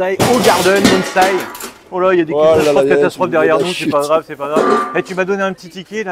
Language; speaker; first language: French; native; French